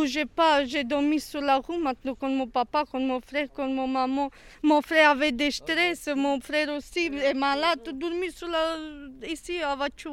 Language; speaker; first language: French; non-native, learner; Serbian